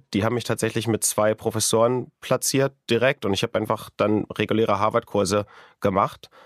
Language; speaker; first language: German; native; German